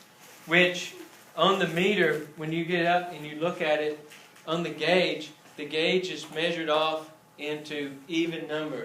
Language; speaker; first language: English; native; English